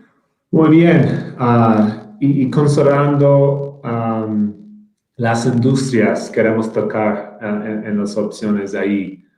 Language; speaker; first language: Spanish; non-native, fluent; English